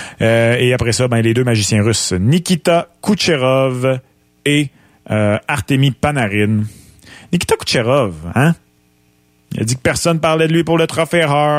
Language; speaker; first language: French; native; French